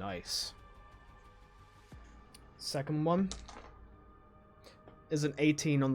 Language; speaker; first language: English; native; English